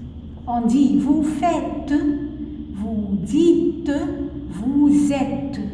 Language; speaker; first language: French; non-native, fluent; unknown